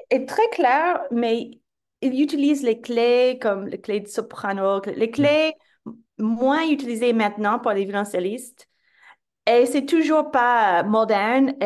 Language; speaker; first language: French; non-native, fluent; English